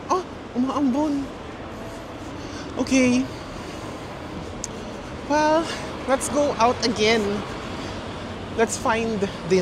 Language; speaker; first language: English; non-native, fluent; Filipino